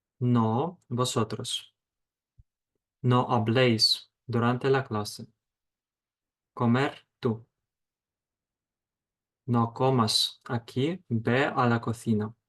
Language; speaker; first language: Spanish; non-native, fluent; Ukrainian